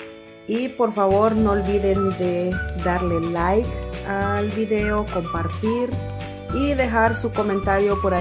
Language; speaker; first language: Spanish; native; Spanish